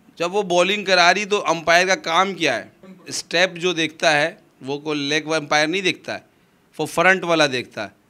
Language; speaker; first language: Urdu; non-native, local second language; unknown